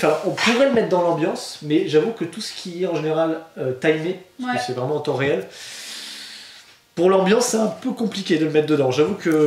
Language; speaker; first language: French; native; French